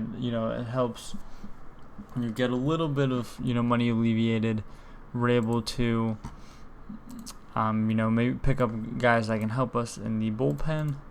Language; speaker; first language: English; native; English